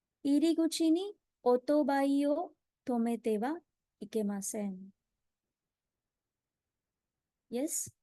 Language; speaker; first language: Japanese; non-native, fluent; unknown